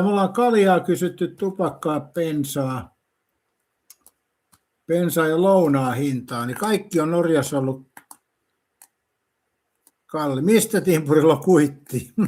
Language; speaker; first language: Finnish; native; Finnish